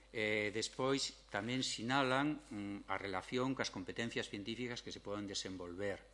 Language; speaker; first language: Galician; native; Galician